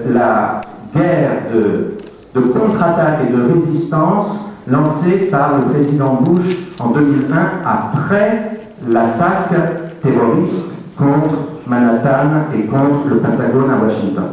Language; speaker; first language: French; native; French